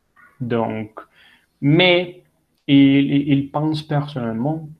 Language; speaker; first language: French; non-native, learner; Spanish